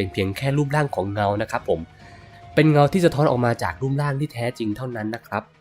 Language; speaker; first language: Thai; native; Thai